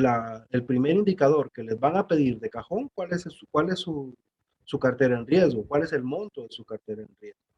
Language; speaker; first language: Spanish; native; Spanish